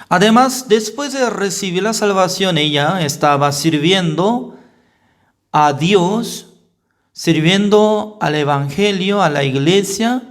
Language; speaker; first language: Spanish; non-native, fluent; Korean